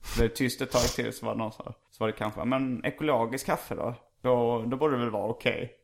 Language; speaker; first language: Swedish; native; Swedish